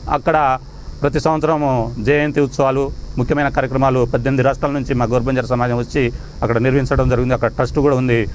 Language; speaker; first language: Telugu; non-native, local second language; Lambadi